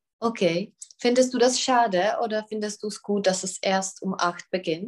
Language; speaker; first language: German; non-native, fluent; Czech